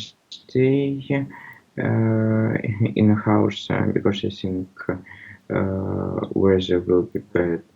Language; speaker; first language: English; non-native, learner; Russian